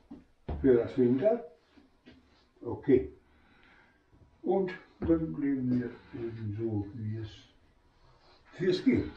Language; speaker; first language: German; non-native, fluent; Bosnian